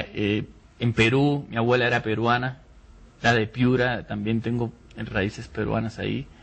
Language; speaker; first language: Spanish; native; Spanish